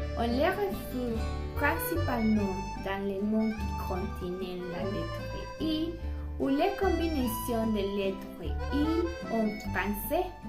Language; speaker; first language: French; non-native, learner; Spanish